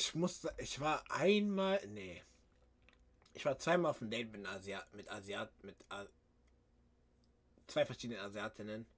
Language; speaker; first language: German; early bilingual, other home language; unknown